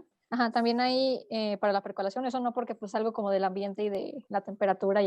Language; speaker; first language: Spanish; native; Spanish